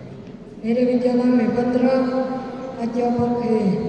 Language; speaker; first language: Hindi; non-native, local second language; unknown